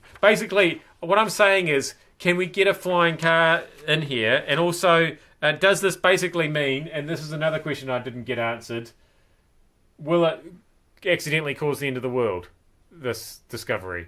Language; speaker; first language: English; native; English